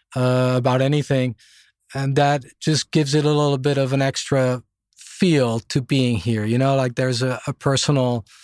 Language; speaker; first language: English; non-native, fluent; Dutch